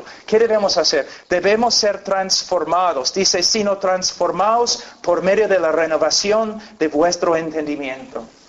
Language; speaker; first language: Spanish; non-native, fluent; English